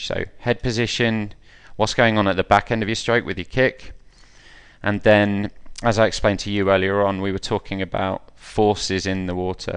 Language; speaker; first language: English; native; English